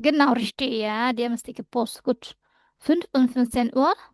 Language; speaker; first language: German; non-native, fluent; Indonesian